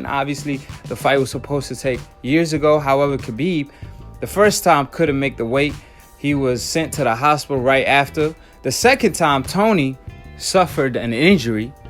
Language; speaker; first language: English; native; English